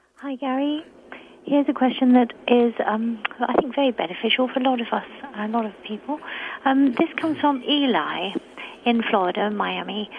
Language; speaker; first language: English; native; English